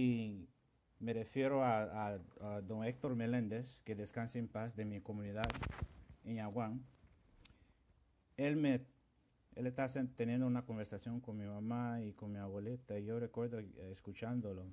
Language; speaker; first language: Spanish; non-native, local second language; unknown